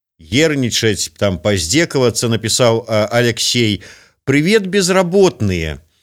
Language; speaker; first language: Belarusian; native; Belarusian